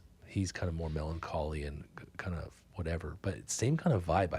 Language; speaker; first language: English; native; English